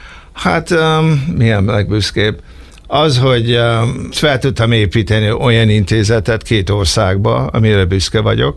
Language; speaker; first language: Hungarian; early bilingual, heritage; Hungarian